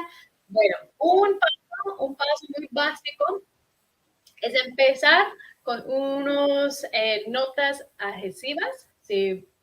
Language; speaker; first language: Spanish; non-native, fluent; English